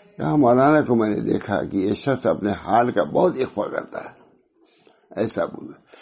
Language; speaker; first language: Urdu; native; Urdu